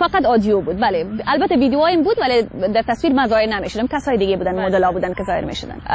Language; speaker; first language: Persian; early bilingual, heritage; Persian